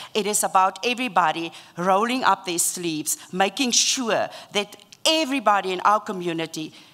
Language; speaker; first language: English; non-native, local second language; Afrikaans